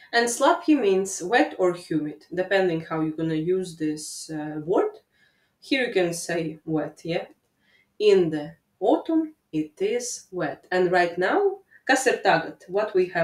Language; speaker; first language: English; non-native, fluent; Latvian